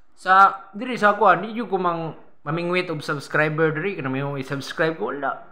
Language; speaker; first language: Cebuano; non-native, local second language; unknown